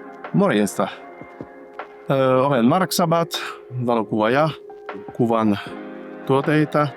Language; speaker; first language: Finnish; non-native, fluent; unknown